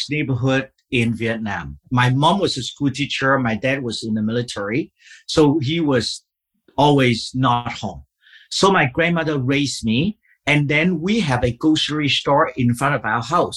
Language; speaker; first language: English; non-native, fluent; Vietnamese